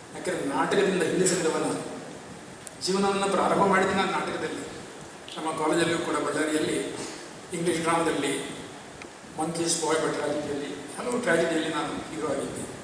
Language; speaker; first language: Kannada; non-native, local second language; Tulu